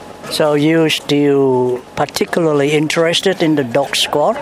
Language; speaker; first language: English; non-native, fluent; Vietnamese